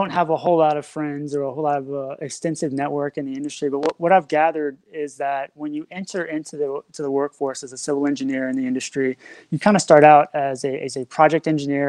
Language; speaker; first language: English; native; English